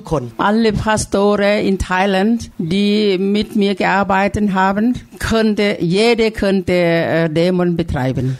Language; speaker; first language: German; non-native, learner; Thai